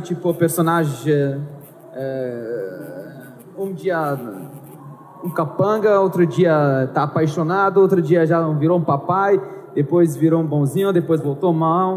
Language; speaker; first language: Portuguese; non-native, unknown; Arabic